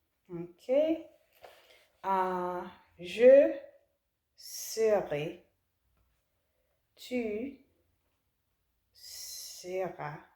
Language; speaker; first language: French; non-native, learner; English